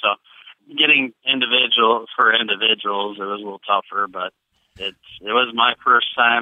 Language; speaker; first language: English; native; English